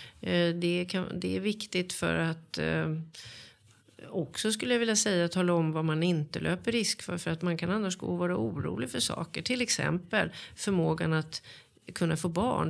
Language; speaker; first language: Swedish; native; Swedish